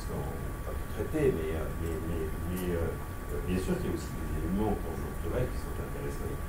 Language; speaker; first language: French; native; French